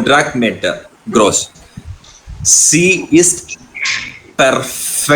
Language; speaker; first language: German; non-native, learner; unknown